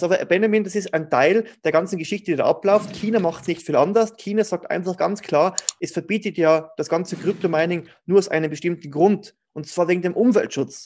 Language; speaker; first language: German; native; German